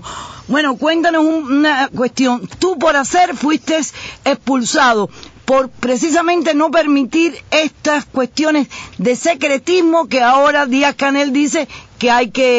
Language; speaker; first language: Spanish; native; Spanish